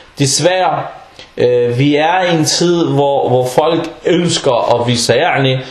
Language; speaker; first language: Danish; early bilingual, other home language; Arabic